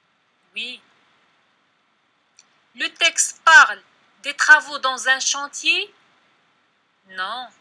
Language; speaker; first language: French; non-native, local second language; Arabic